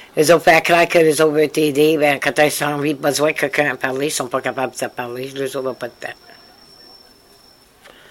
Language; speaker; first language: French; early bilingual, heritage; French